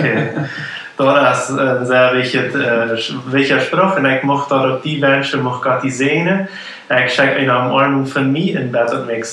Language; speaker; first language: German; non-native, learner; Plautdietsch